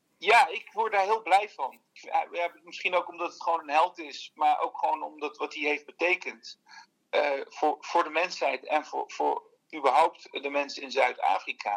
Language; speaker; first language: Dutch; early bilingual, other home language; Turkish